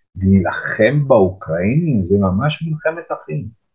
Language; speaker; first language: Hebrew; native; Hebrew